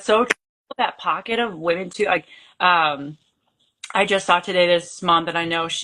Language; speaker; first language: English; native; English